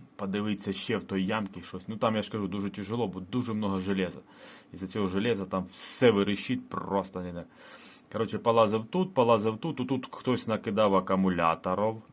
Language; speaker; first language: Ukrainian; non-native, local second language; Russian